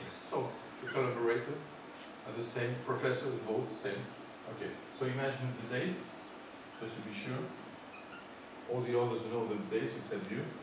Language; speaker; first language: English; non-native, fluent; Greek